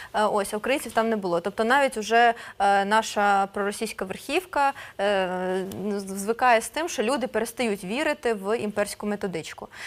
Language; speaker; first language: Ukrainian; non-native, local second language; Russian